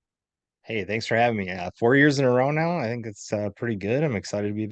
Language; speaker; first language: English; native; English